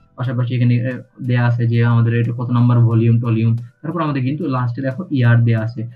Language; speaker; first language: Bangla; native; Bangla